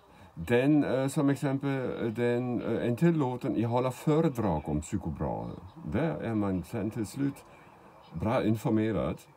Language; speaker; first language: Swedish; non-native, fluent; German